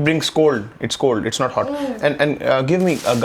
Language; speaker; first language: English; non-native, local second language; Hindi